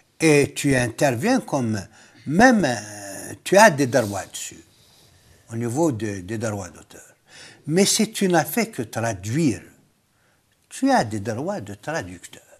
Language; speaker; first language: French; non-native, local second language; Kabyle